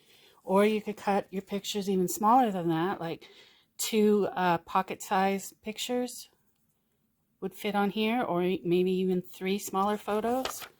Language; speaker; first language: English; native; English